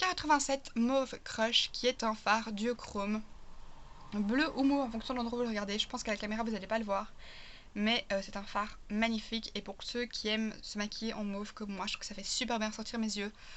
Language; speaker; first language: French; native; French